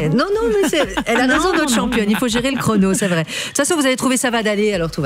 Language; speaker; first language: French; native; French